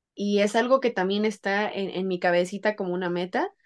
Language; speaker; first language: Spanish; native; Spanish